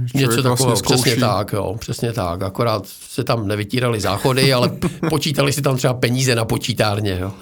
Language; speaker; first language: Czech; native; Czech